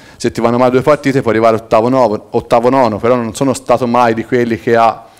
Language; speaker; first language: Italian; native; Italian